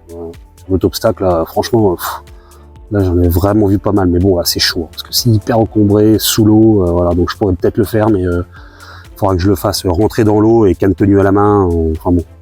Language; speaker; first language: French; native; French